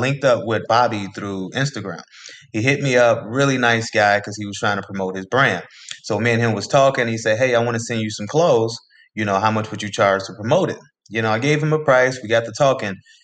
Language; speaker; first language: English; native; English